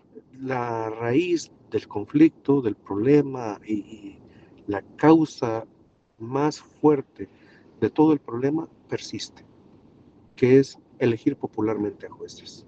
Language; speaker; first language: Spanish; native; Spanish